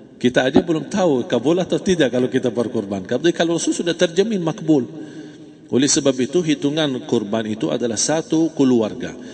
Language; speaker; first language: Malay; non-native, fluent; Arabic